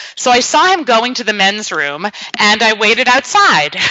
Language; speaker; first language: English; native; English